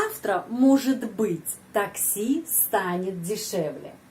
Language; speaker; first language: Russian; non-native, fluent; Indonesian